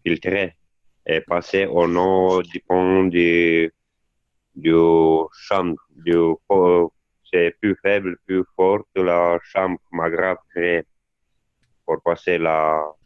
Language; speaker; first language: French; non-native, learner; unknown